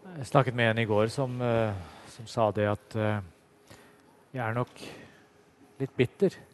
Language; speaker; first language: Norwegian; native; Norwegian